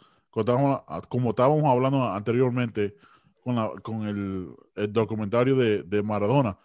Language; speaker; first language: Spanish; early bilingual, heritage; Spanish